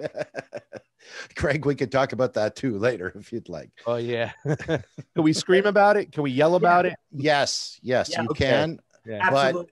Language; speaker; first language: English; native; English